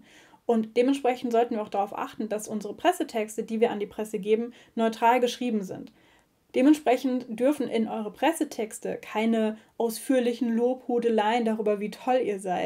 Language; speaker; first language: German; native; German